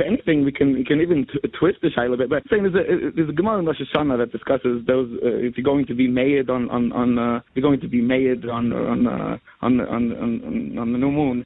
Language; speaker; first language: English; native; English